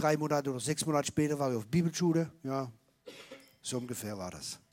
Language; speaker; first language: German; non-native, fluent; French